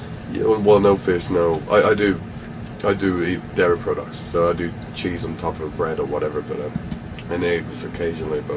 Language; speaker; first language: English; non-native, fluent; Finnish